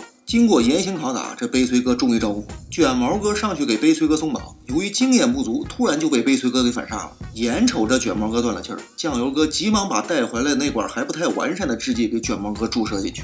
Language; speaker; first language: Chinese; native; Chinese